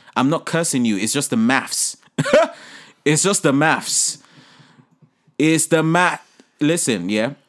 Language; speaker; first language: English; non-native, local second language; Yoruba